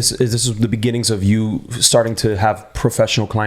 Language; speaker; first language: English; native; English